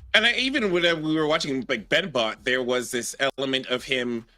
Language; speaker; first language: English; native; English